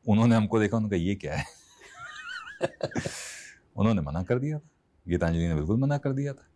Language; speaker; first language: Hindi; native; Hindi